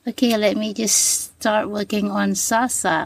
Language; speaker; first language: English; non-native, fluent; Sasak